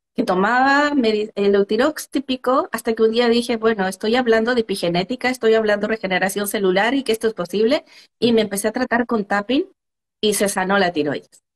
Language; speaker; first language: Spanish; native; Spanish